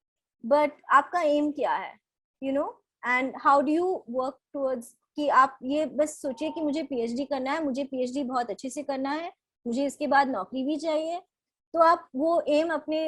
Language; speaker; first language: Hindi; native; Hindi